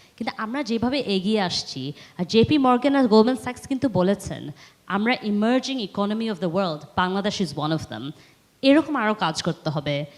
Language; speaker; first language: Bangla; early bilingual, heritage; Bangla